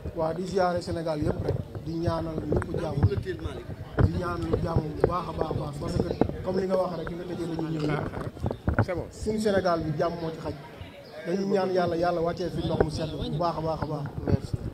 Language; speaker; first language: Wolof; non-native, local second language; Serer